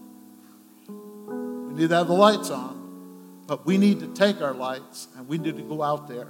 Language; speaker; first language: English; native; English